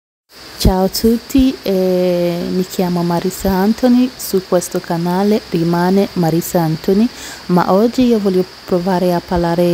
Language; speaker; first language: Italian; non-native, learner; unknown